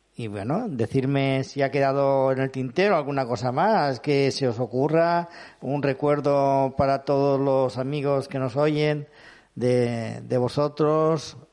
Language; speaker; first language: Spanish; non-native, local second language; Catalan